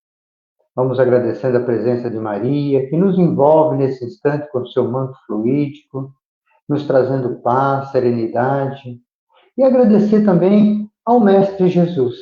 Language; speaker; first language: Portuguese; native; Portuguese